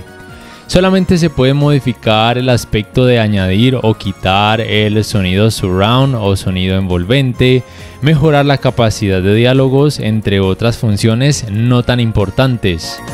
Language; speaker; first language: Spanish; native; Spanish